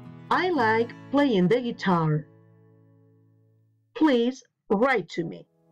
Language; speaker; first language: English; non-native, fluent; Spanish